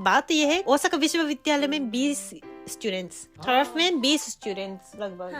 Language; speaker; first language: Hindi; non-native, fluent; Japanese